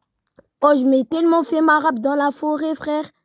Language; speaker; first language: French; native; French